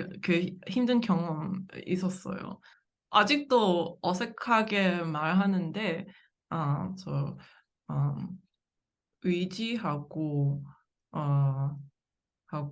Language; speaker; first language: Korean; non-native, learner; English